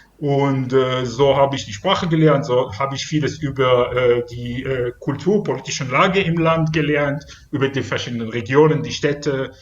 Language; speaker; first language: German; non-native, fluent; Hebrew